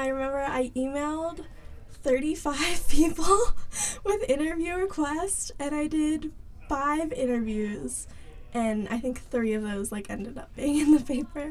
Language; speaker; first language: English; native; English